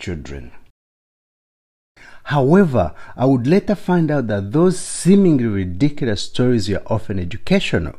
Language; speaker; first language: English; non-native, local second language; Nyankole